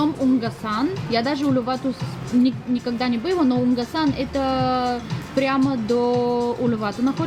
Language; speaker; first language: Russian; non-native, learner; Bulgarian